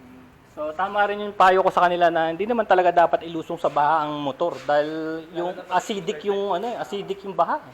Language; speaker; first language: Filipino; native; Filipino